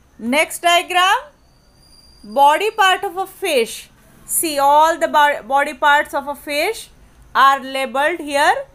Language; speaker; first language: English; non-native, local second language; Marathi